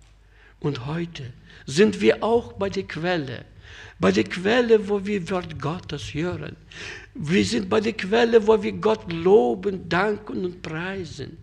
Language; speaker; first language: German; non-native, fluent; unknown